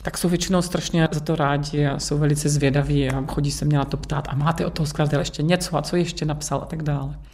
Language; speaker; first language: Czech; native; Czech